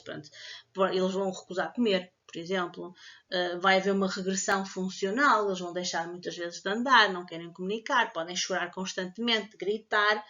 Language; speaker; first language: Portuguese; native; Portuguese